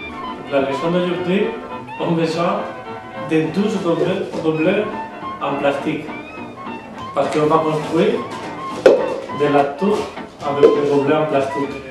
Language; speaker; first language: French; non-native, learner; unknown